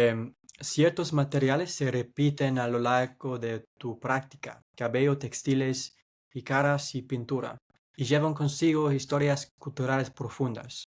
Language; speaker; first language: Spanish; non-native, fluent; English